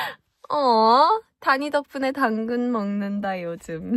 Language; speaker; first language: Korean; early bilingual, heritage; English